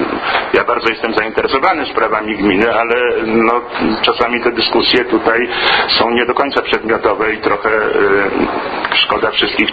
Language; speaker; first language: Polish; native; Polish